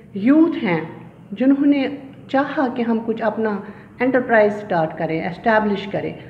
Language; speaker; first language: Hindi; native; Hindi